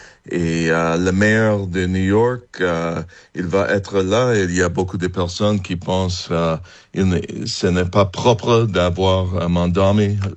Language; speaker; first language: French; non-native, fluent; English